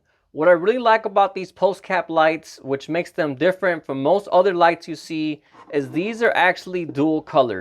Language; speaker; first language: English; native; English